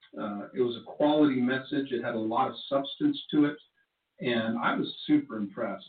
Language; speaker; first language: English; native; English